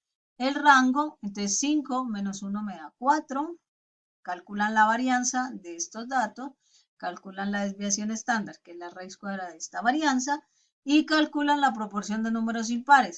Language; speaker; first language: Spanish; native; Spanish